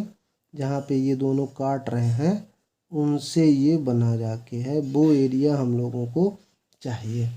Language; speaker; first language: Hindi; native; Hindi